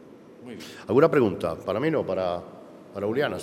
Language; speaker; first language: Spanish; native; Spanish